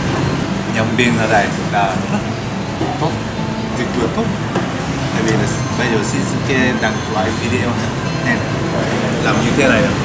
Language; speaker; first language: Vietnamese; non-native, learner; Japanese